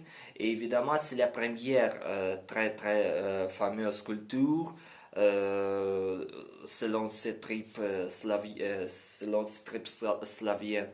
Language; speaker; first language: French; non-native, learner; Ukrainian